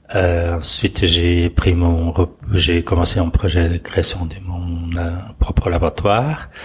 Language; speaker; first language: French; non-native, fluent; Portuguese